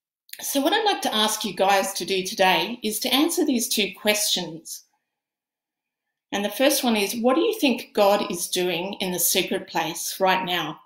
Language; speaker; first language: English; native; English